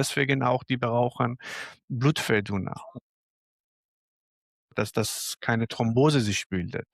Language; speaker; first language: German; non-native, fluent; Arabic